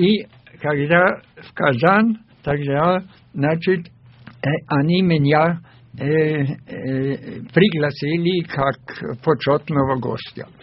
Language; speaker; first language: Russian; non-native, fluent; German